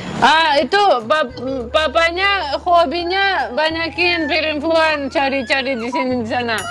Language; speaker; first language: Indonesian; non-native, learner; Russian